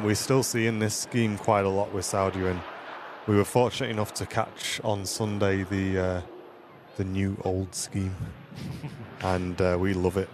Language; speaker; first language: English; native; English